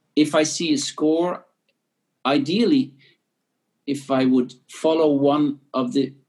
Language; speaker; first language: English; non-native, fluent; Dutch